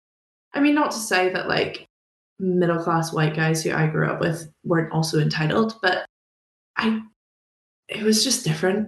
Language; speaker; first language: English; native; English